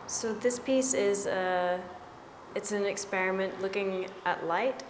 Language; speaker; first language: English; native; English